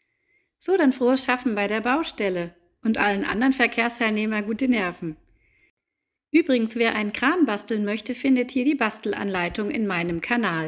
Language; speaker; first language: German; native; German